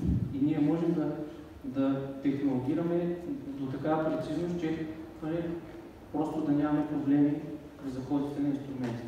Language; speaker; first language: Bulgarian; native; Bulgarian